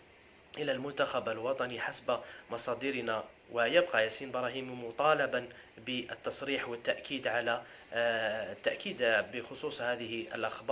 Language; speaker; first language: Arabic; native; Arabic